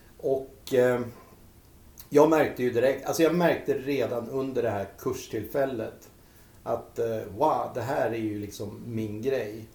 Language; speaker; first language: Swedish; native; Swedish